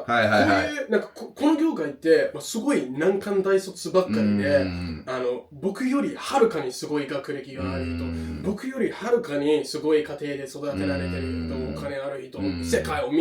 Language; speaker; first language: Japanese; non-native, fluent; English